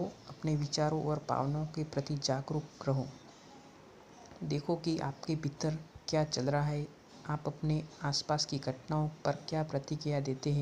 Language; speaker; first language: Hindi; native; Hindi